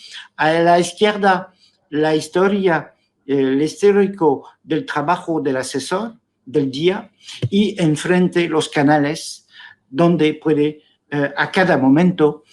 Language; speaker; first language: Spanish; non-native, fluent; French